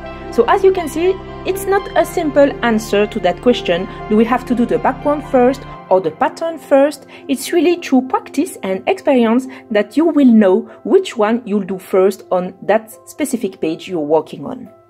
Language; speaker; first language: English; non-native, fluent; French